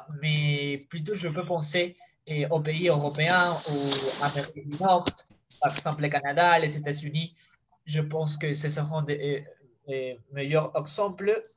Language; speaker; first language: French; non-native, fluent; Spanish